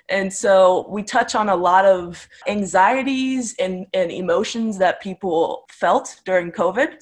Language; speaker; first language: English; native; English